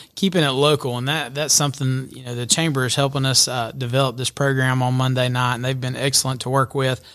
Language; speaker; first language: English; native; English